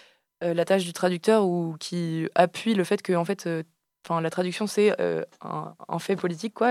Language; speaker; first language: French; native; French